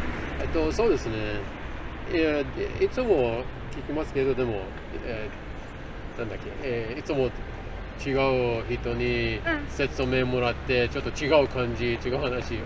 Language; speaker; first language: Japanese; non-native, learner; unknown